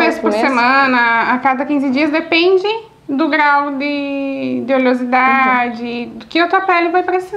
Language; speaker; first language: Portuguese; native; Portuguese